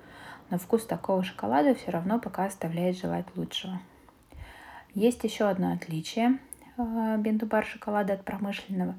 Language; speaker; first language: Russian; native; Russian